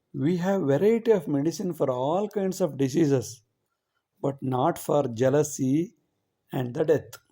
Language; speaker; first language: English; non-native, local second language; Kannada